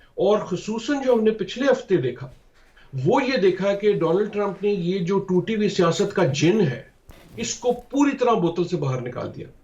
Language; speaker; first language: Urdu; native; Urdu